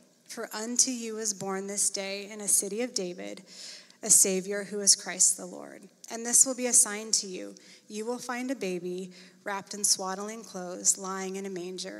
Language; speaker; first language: English; native; English